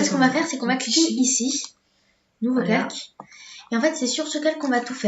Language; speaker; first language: French; native; French